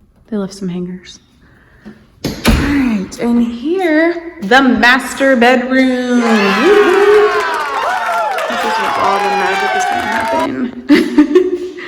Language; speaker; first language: English; native; English